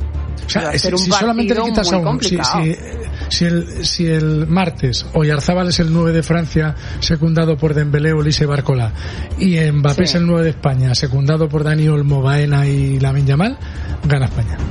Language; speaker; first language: Spanish; native; Spanish